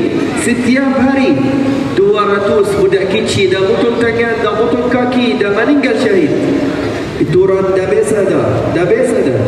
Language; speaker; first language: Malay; non-native, fluent; Arabic